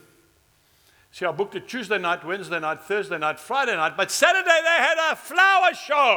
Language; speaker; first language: English; native; English